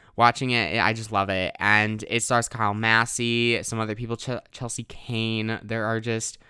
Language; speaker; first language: English; native; English